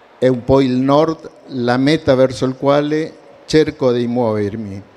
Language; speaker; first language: Italian; non-native, learner; Spanish